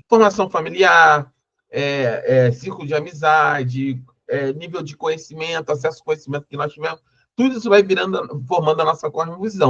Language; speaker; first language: Portuguese; native; Portuguese